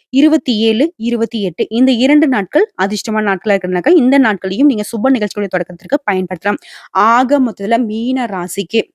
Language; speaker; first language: Tamil; native; Tamil